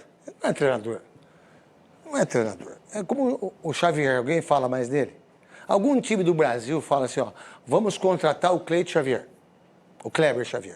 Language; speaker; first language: Portuguese; native; Portuguese